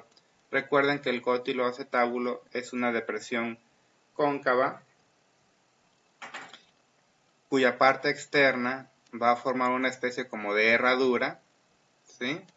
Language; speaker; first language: Spanish; native; Spanish